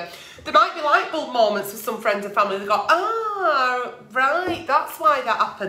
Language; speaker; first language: English; native; English